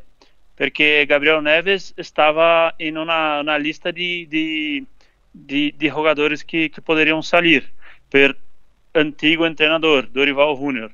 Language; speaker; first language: Spanish; non-native, learner; Portuguese